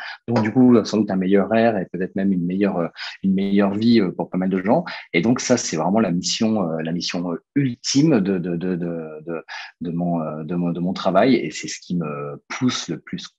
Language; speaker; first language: French; native; French